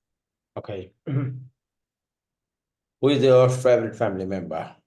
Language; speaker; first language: English; non-native, fluent; Bangla